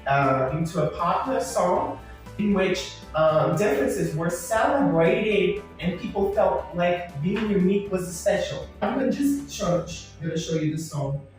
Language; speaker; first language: English; non-native, fluent; Portuguese